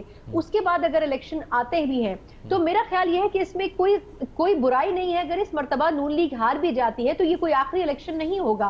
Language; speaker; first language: Urdu; native; Urdu